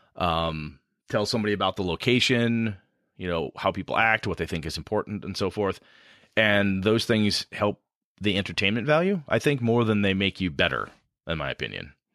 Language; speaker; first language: English; native; English